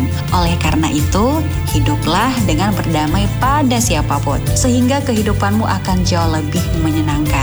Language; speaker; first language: Indonesian; native; Indonesian